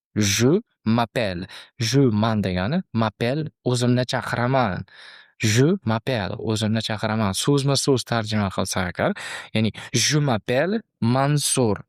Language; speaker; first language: Uzbek; native; Uzbek